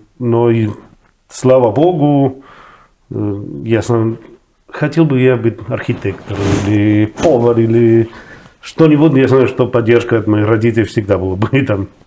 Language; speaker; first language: Russian; non-native, fluent; Spanish